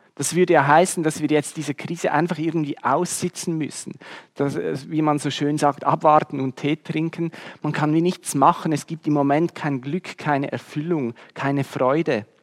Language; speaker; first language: German; native; German